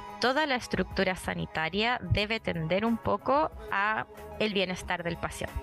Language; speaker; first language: Spanish; native; Spanish